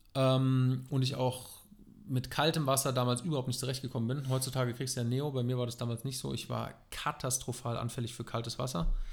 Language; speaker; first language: German; native; German